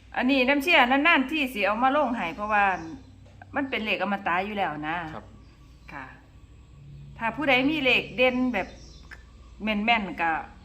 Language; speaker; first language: Thai; native; Thai